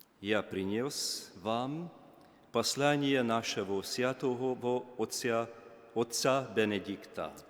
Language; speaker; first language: Russian; non-native, learner; Hungarian